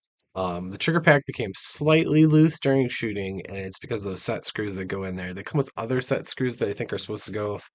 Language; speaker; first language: English; native; English